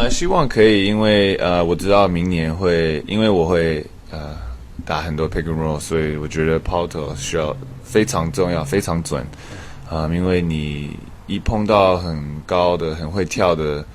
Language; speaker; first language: Chinese; early bilingual, heritage; English